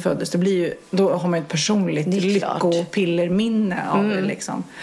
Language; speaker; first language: Swedish; native; Swedish